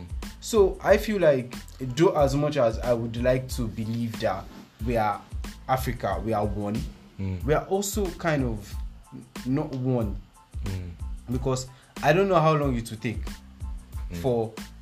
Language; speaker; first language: English; non-native, local second language; Yoruba